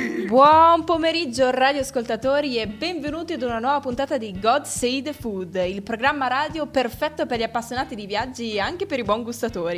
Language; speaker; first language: Italian; native; Italian